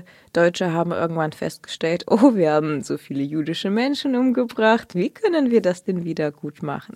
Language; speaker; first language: German; early bilingual, other home language; Russian